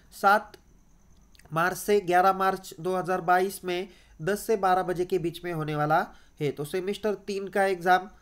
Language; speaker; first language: Hindi; non-native, local second language; Marathi